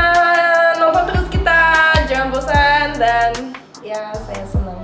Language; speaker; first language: Indonesian; non-native, fluent; Portuguese